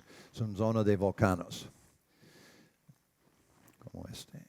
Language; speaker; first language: Spanish; non-native, learner; English